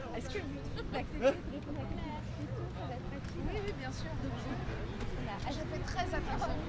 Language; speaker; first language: French; native; French